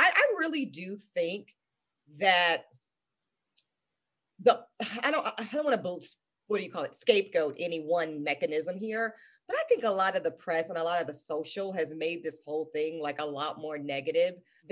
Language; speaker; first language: English; native; English